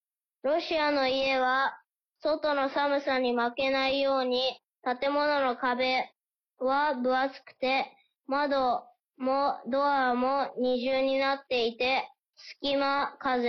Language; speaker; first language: Japanese; early bilingual, heritage; Japanese